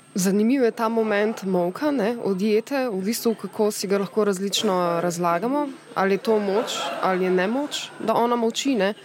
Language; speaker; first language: Slovenian; native; Slovenian